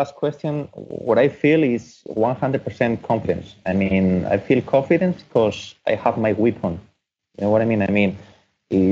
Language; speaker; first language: English; non-native, fluent; Spanish